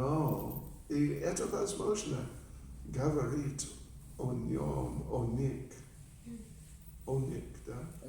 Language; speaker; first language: Russian; non-native, learner; English